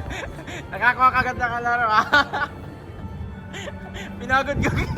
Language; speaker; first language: Filipino; native; Filipino